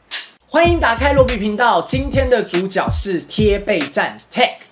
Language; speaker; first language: Chinese; native; Chinese